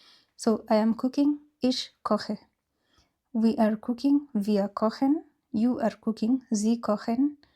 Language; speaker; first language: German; non-native, fluent; English